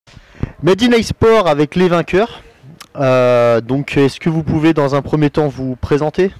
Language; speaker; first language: French; native; French